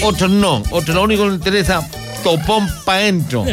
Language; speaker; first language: Spanish; native; Spanish